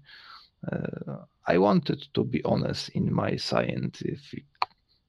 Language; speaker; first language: English; non-native, learner; Polish